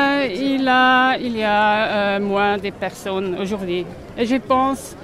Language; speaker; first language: French; non-native, local second language; German